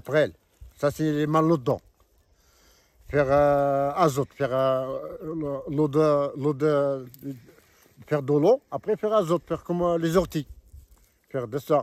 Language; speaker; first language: French; non-native, learner; Arabic